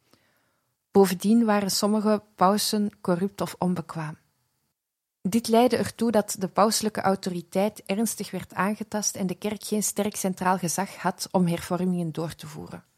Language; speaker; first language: Dutch; native; Dutch